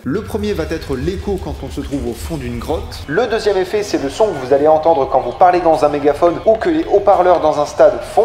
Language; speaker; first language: French; native; French